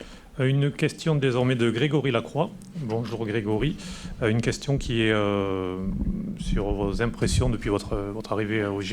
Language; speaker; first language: French; native; French